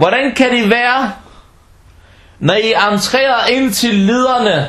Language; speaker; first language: Danish; early bilingual, other home language; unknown